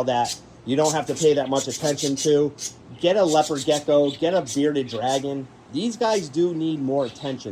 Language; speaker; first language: English; native; English